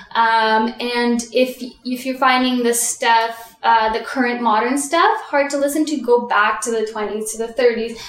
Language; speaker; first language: English; early bilingual, other home language; Russian